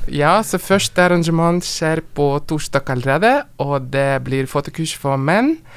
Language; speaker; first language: Norwegian; non-native, fluent; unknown